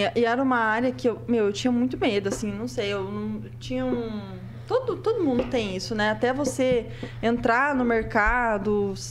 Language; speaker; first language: Portuguese; native; Portuguese